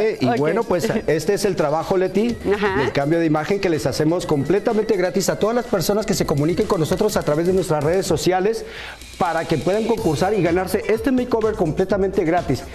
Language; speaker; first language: Spanish; native; Spanish